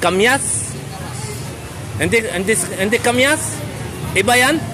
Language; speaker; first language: Filipino; non-native, learner; Arabic